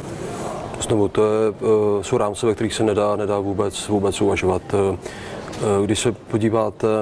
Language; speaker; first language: Czech; native; Czech